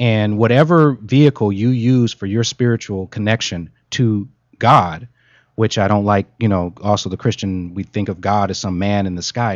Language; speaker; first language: English; native; English